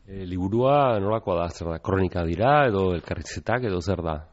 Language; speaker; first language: Basque; native; Basque